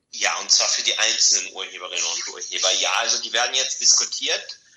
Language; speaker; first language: German; non-native, fluent; Bulgarian